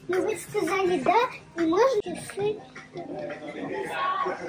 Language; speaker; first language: Russian; early bilingual, heritage; Russian